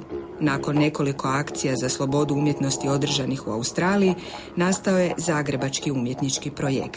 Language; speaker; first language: Croatian; native; Croatian